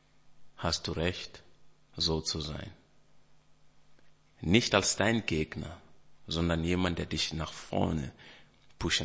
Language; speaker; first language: German; non-native, fluent; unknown